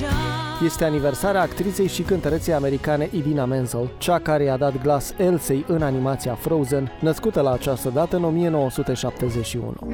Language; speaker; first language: Romanian; native; Romanian